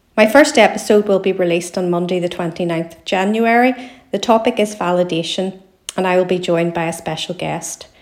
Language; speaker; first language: English; native; English